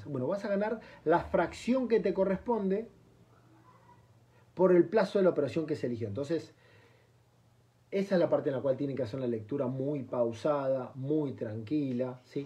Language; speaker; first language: Spanish; native; Spanish